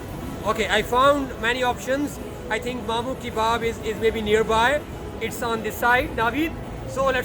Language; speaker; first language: English; non-native, learner; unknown